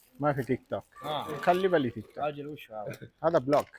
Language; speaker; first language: Arabic; non-native, learner; Bangla